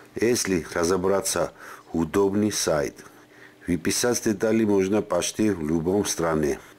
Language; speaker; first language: Russian; non-native, fluent; Georgian